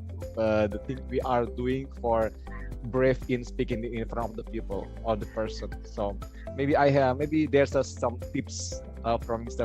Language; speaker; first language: English; non-native, learner; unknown